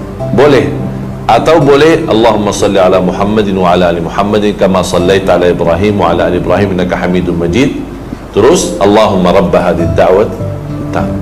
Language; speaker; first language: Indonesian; non-native, fluent; Arabic